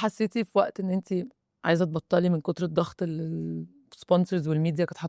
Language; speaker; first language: Arabic; native; Arabic